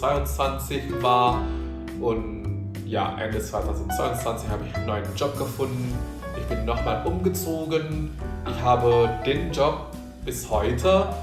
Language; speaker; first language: German; non-native, fluent; Indonesian